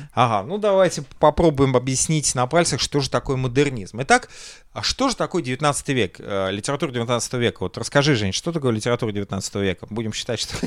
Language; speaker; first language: Russian; native; Russian